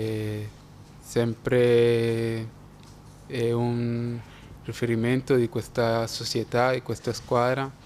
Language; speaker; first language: Italian; non-native, fluent; Spanish